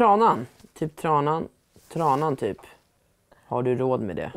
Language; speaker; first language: Swedish; native; Swedish